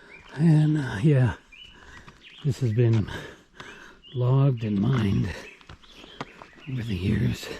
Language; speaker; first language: English; native; English